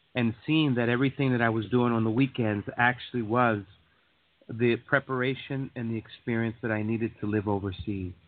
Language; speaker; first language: English; native; English